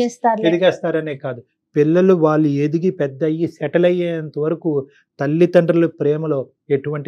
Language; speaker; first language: Telugu; native; Telugu